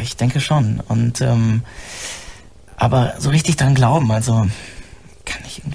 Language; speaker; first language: German; native; German